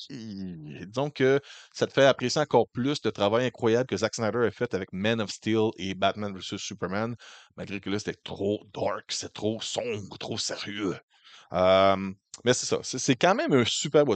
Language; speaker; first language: French; native; French